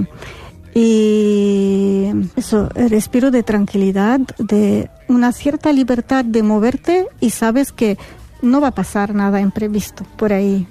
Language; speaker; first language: Spanish; non-native, fluent; Arabic